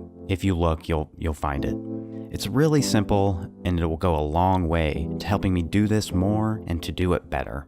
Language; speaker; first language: English; native; English